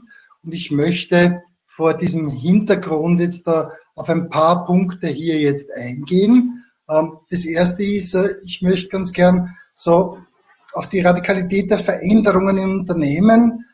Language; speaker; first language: German; native; German